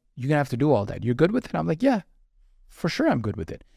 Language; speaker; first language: English; non-native, local second language; Urdu